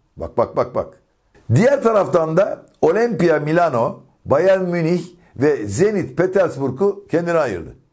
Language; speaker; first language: Turkish; native; Turkish